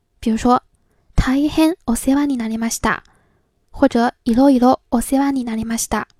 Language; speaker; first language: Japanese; non-native, fluent; Chinese